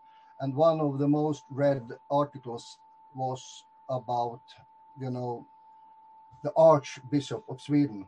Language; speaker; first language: English; non-native, fluent; Swedish